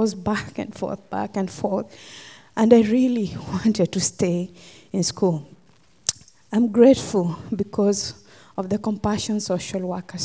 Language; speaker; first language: English; non-native, local second language; Luo (Kenya and Tanzania)